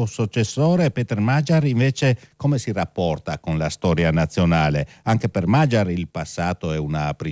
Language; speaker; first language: Italian; native; Italian